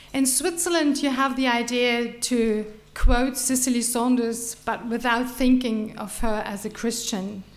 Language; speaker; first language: English; non-native, fluent; German